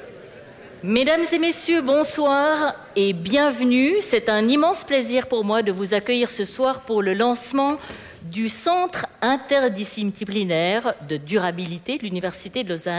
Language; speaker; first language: French; native; French